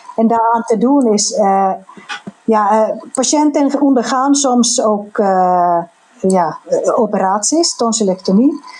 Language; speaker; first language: Dutch; non-native, fluent; Finnish